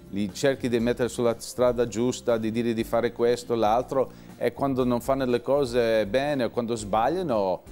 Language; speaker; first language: Italian; early bilingual, other home language; English